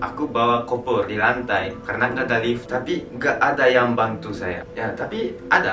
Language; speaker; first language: Indonesian; non-native, fluent; Japanese